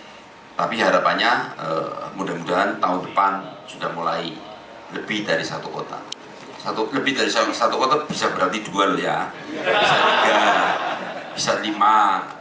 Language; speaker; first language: Indonesian; native; Indonesian